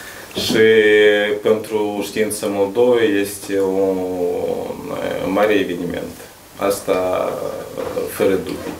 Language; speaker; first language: Romanian; non-native, local second language; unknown